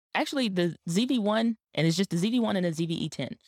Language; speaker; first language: English; native; English